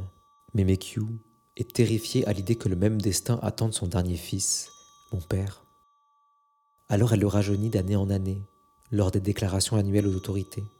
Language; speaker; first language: French; native; French